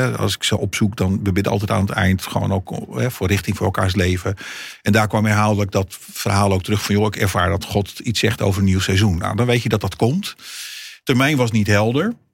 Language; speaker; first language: Dutch; non-native, fluent; Portuguese